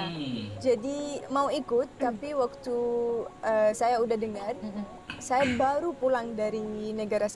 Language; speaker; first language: Indonesian; non-native, fluent; Arabic